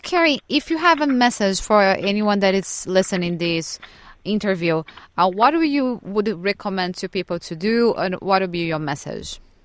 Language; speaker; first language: English; non-native, fluent; Portuguese